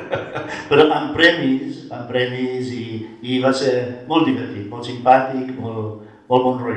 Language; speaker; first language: Catalan; non-native, fluent; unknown